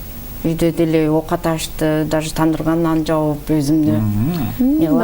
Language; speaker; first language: Kyrgyz; early bilingual, heritage; Kyrgyz